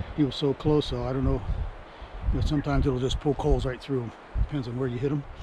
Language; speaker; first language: English; native; English